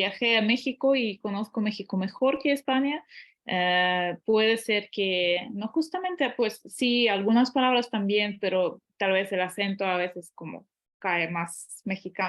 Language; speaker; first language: Spanish; non-native, fluent; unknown